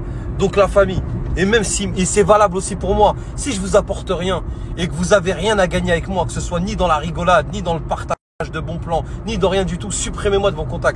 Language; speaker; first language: French; native; French